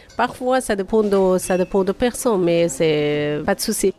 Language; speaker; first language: French; non-native, learner; Persian